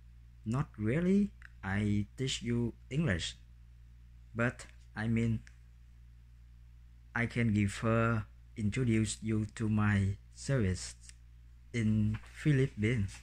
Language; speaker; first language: English; non-native, learner; Vietnamese